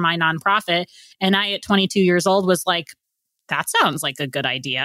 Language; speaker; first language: English; native; English